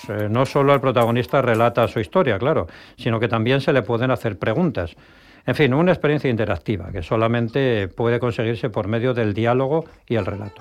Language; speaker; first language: Spanish; native; Spanish